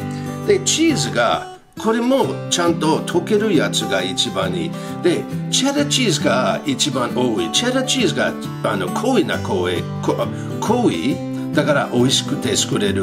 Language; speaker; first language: Japanese; non-native, learner; English